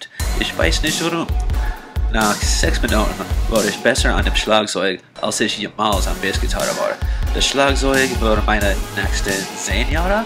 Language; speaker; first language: German; non-native, learner; English